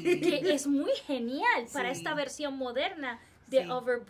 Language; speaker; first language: Spanish; native; Spanish